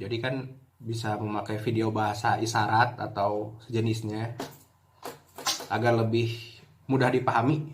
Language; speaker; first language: Indonesian; native; Indonesian